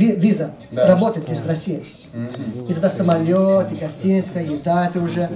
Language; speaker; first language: Russian; early bilingual, heritage; English